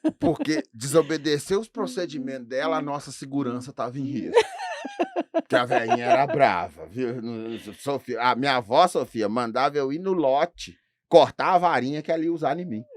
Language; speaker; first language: Portuguese; native; Portuguese